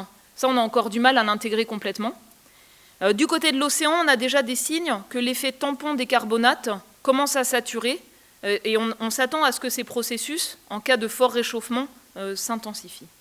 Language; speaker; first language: French; native; French